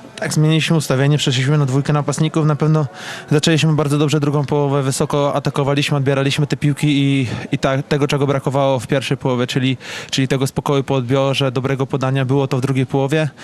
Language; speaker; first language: Polish; native; Polish